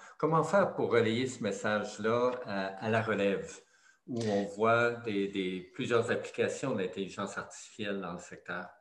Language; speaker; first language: French; native; French